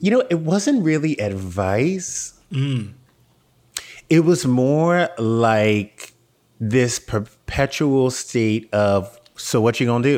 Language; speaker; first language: English; native; English